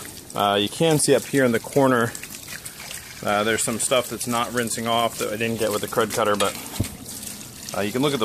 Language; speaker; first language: English; native; English